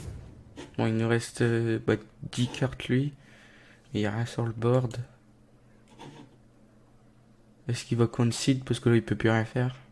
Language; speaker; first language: French; native; French